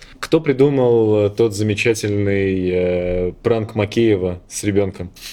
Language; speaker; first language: Russian; native; Russian